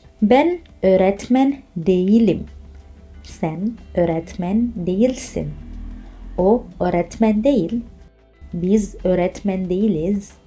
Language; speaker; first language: Turkish; non-native, fluent; Indonesian